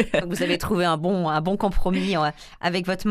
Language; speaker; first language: French; native; French